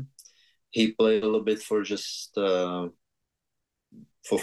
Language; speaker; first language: English; non-native, fluent; Czech